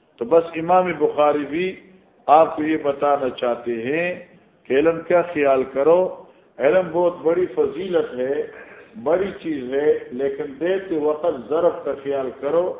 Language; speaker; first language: Urdu; non-native, local second language; Northern Hindko